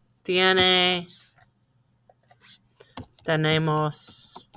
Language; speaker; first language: Spanish; non-native, fluent; English